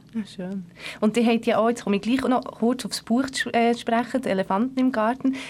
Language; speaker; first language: German; native; German